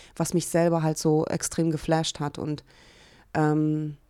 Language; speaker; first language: German; early bilingual, other home language; Hungarian